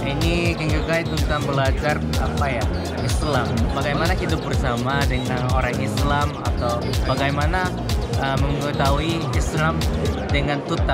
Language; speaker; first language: Indonesian; non-native, learner; Japanese